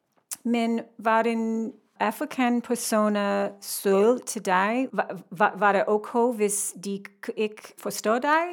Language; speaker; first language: Danish; non-native, learner; English